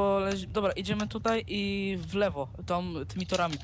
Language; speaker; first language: Polish; native; Polish